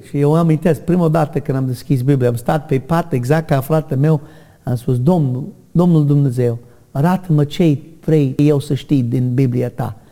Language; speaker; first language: Romanian; non-native, learner; English